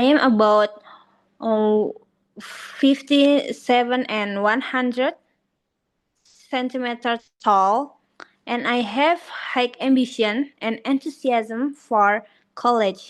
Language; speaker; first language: English; non-native, learner; Indonesian